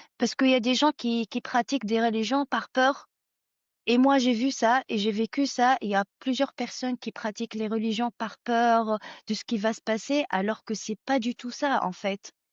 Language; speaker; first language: French; non-native, local second language; Arabic